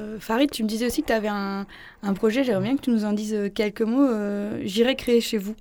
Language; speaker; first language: French; native; French